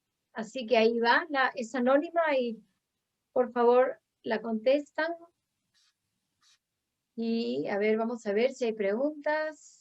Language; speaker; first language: Spanish; native; Spanish